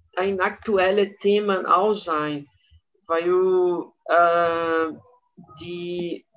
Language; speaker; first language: German; non-native, fluent; Portuguese